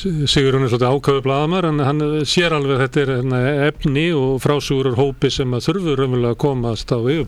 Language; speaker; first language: Icelandic; native; Icelandic